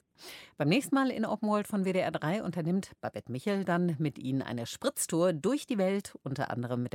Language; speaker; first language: German; native; German